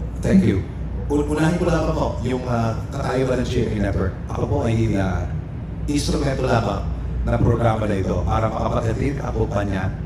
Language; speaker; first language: Filipino; native; Filipino